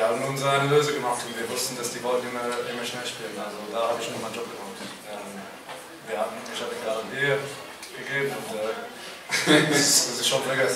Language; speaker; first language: German; non-native, fluent; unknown